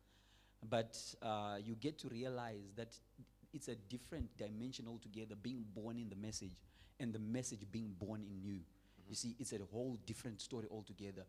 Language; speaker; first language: English; non-native, local second language; Shona